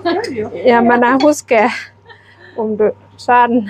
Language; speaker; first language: Norwegian; non-native, learner; Thai